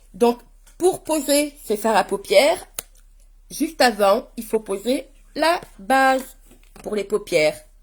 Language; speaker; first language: French; native; French